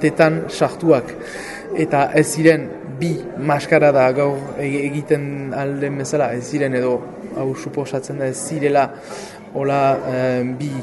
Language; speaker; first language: Basque; native; Basque